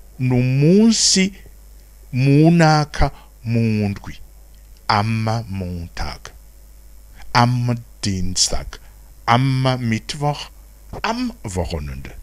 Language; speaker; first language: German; non-native, fluent; Rundi